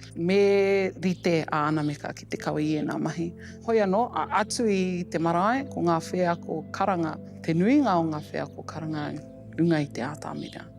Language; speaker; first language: Māori; native; Māori